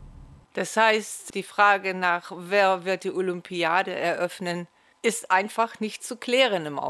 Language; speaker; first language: German; native; German